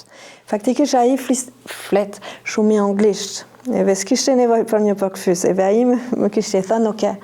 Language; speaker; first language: Albanian; non-native, fluent; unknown